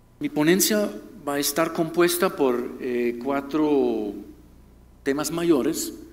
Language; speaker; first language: Spanish; non-native, fluent; German